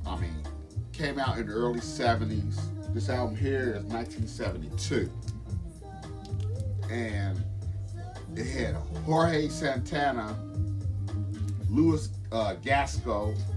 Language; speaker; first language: English; native; English